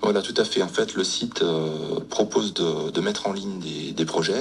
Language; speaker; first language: French; native; French